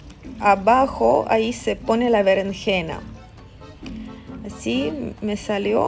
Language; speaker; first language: Spanish; non-native, fluent; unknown